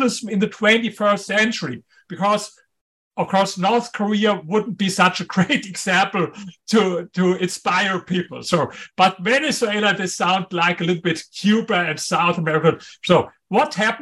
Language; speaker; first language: English; non-native, fluent; German